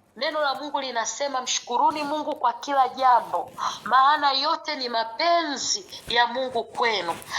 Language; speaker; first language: Swahili; native; Swahili